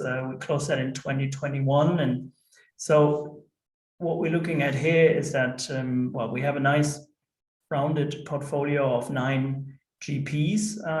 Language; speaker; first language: English; non-native, fluent; German